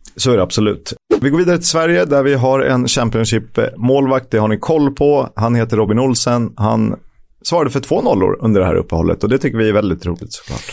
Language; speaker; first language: Swedish; native; Swedish